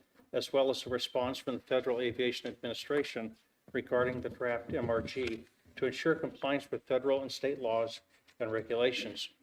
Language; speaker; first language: English; native; English